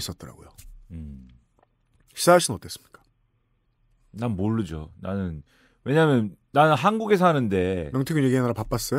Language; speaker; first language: Korean; native; Korean